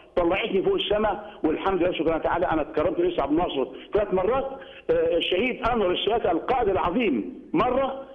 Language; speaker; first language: Egyptian Arabic; native; Egyptian Arabic